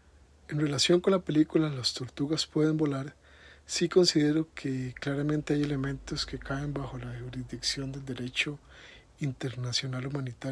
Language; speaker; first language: Spanish; native; Spanish